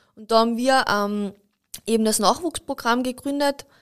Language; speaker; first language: German; native; German